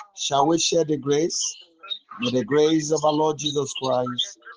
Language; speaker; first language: English; non-native, local second language; Yoruba